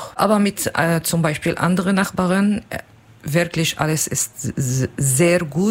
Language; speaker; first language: German; non-native, learner; Kurdish